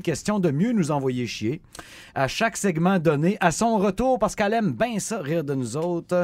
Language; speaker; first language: French; native; French